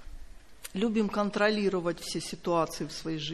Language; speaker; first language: Polish; non-native, learner; Russian